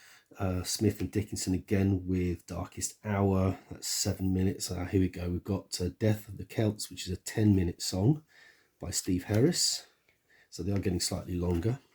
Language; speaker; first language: English; native; English